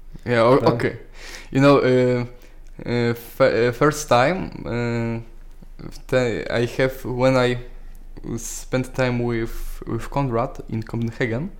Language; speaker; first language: English; non-native, learner; Polish